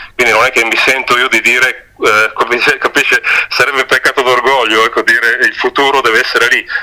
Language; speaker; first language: Italian; native; Italian